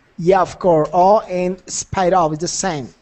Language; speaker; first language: English; non-native, fluent; Spanish